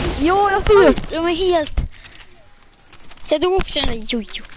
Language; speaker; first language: Swedish; native; Swedish